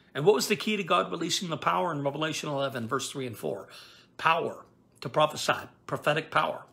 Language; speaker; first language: English; native; English